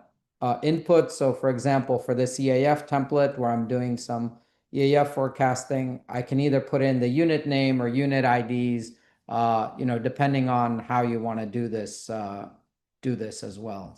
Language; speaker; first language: English; native; English